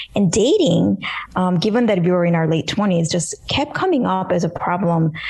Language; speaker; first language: English; early bilingual, other home language; Korean